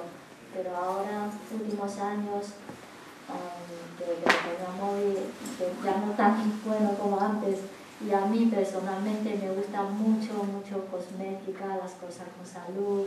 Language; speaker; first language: Spanish; non-native, learner; Chinese